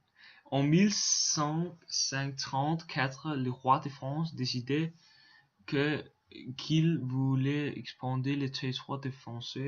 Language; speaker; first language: French; non-native, learner; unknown